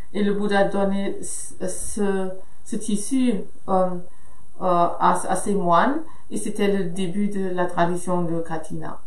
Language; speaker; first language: French; non-native, fluent; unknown